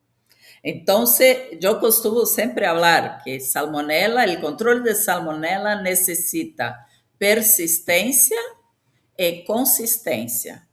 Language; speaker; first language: Spanish; non-native, fluent; Portuguese